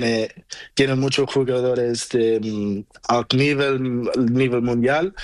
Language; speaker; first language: Spanish; non-native, learner; Portuguese